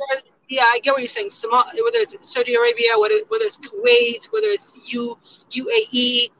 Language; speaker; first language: English; non-native, fluent; Tigrinya